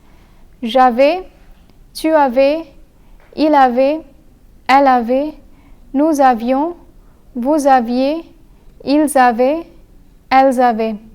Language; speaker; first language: French; non-native, fluent; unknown